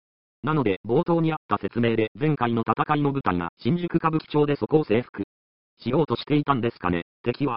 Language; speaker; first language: Japanese; native; Japanese